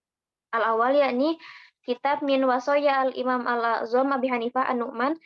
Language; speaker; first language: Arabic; non-native, learner; Indonesian